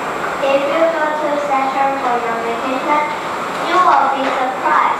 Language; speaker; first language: English; non-native, learner; Chinese